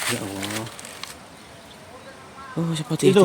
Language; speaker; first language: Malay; non-native, local second language; Javanese